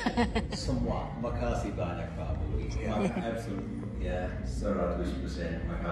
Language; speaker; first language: Indonesian; non-native, learner; English